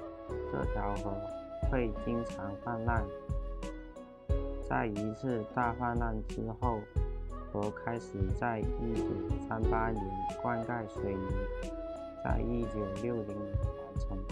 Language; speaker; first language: Chinese; non-native, learner; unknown